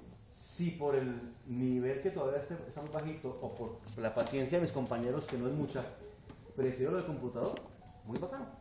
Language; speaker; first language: Spanish; native; Spanish